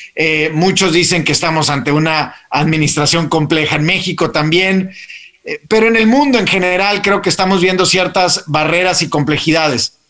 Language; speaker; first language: Spanish; native; Spanish